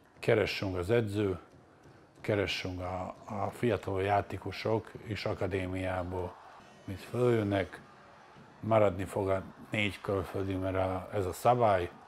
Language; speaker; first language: Hungarian; non-native, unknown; Serbian